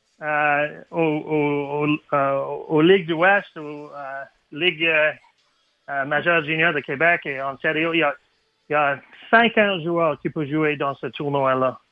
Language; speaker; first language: French; non-native, learner; English